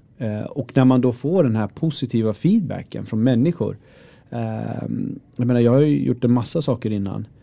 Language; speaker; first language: Swedish; early bilingual, other home language; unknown